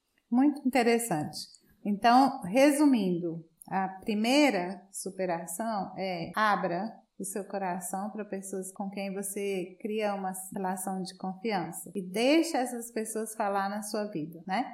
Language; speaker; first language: Portuguese; native; Portuguese